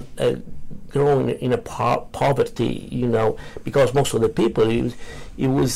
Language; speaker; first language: English; non-native, learner; Romanian